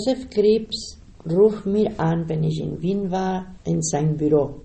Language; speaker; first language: German; non-native, learner; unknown